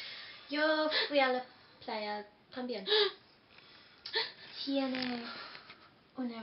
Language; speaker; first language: Spanish; non-native, learner; English